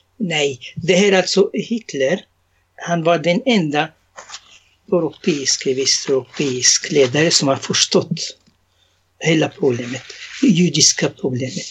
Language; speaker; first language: Swedish; non-native, fluent; Arabic